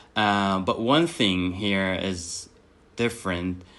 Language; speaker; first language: English; non-native, fluent; Arabic